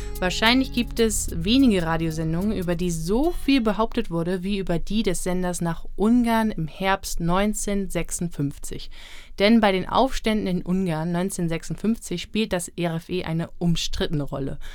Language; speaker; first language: German; native; German